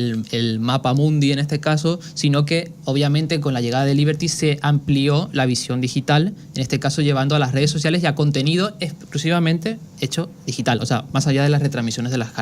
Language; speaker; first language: Spanish; native; Spanish